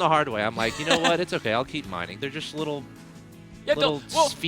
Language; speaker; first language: English; native; English